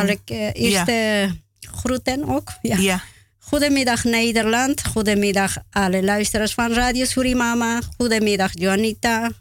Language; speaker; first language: Dutch; non-native, learner; Spanish